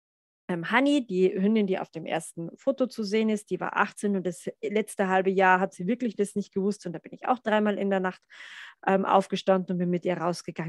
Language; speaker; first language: German; native; German